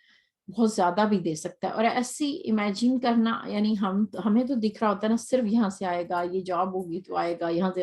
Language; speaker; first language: Urdu; native; Urdu